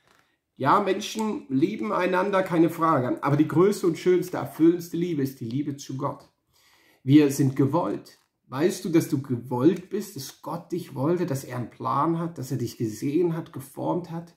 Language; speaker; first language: German; native; German